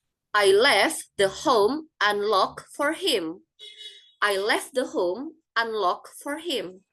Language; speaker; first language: English; non-native, fluent; Indonesian